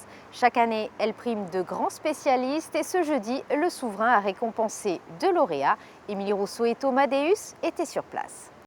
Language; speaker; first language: French; native; French